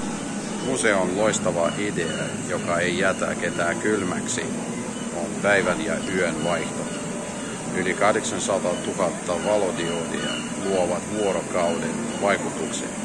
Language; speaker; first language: Finnish; non-native, fluent; Russian